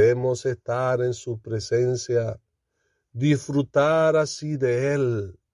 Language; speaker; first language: Spanish; native; Spanish